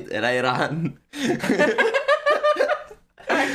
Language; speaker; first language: English; non-native, learner; Greek